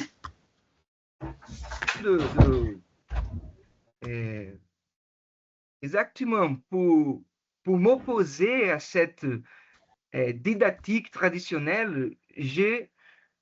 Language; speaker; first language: French; non-native, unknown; Portuguese